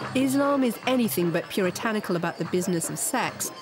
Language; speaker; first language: English; native; English